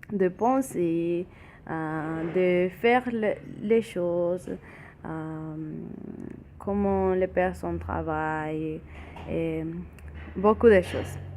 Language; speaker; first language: French; non-native, learner; Spanish